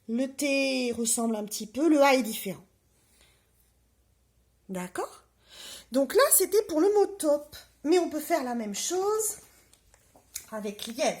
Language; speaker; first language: French; native; French